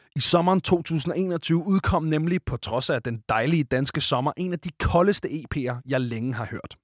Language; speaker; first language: Danish; native; Danish